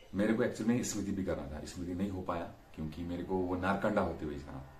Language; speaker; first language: Hindi; non-native, local second language; Nepali